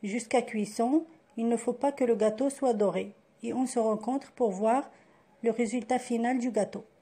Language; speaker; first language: French; non-native, local second language; Arabic